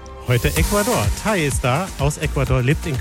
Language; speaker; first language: German; native; German